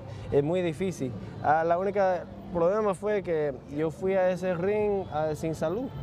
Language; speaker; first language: Spanish; early bilingual, heritage; English